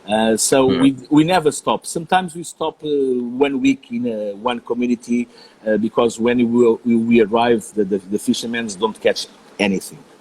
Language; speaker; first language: English; non-native, learner; Portuguese